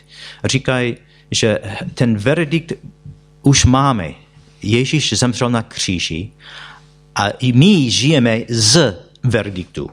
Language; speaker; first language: Czech; non-native, fluent; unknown